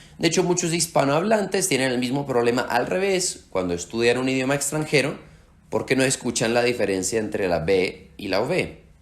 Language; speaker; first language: Spanish; early bilingual, heritage; Slovak